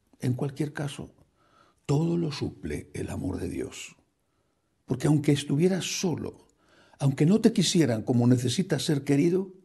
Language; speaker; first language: Spanish; native; Spanish